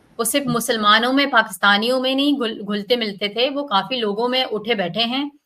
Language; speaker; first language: Urdu; native; Urdu